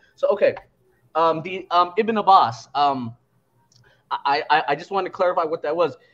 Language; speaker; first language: English; native; English